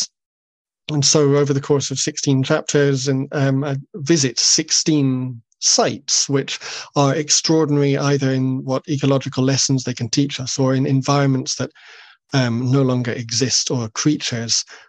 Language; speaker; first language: English; native; English